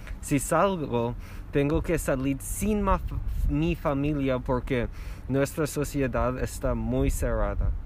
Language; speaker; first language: Spanish; non-native, learner; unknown